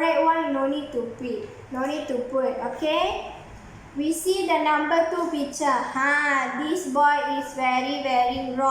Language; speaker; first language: English; non-native, learner; Malay